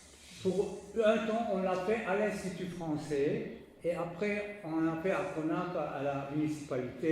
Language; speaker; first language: French; non-native, fluent; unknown